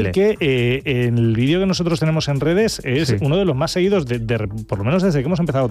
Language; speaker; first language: Spanish; native; Spanish